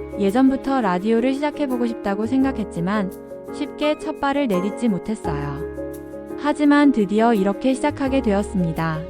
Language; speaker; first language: Korean; non-native, fluent; Japanese